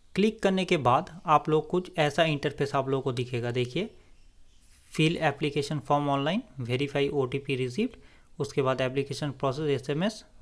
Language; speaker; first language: Hindi; non-native, local second language; Bangla